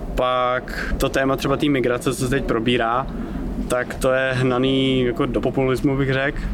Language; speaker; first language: Czech; native; Czech